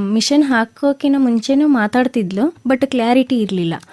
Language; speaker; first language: Kannada; native; Kannada